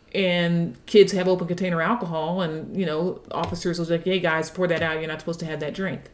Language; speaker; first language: English; native; English